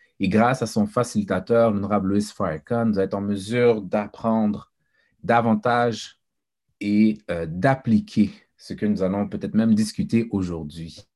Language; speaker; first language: French; early bilingual, other home language; Haitian Creole